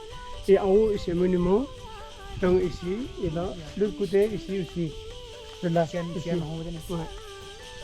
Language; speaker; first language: French; non-native, learner; Nepali